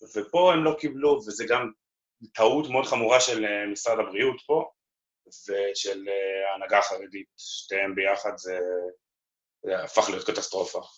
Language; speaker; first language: Hebrew; native; Hebrew